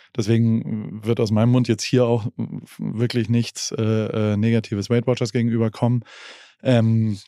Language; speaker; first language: German; native; German